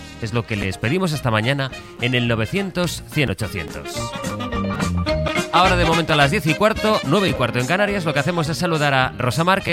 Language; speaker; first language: Spanish; native; Spanish